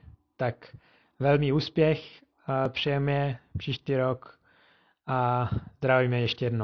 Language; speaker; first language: Czech; non-native, fluent; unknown